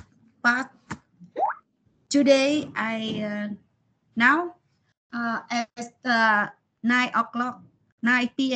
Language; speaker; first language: English; non-native, learner; Vietnamese